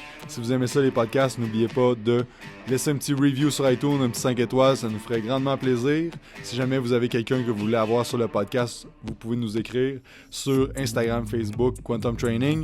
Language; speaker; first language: French; native; French